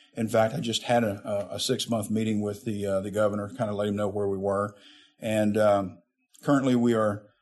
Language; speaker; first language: English; native; English